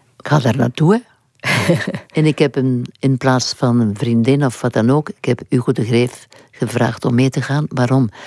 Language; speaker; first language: Dutch; non-native, local second language; French